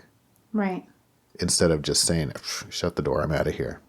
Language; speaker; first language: English; native; English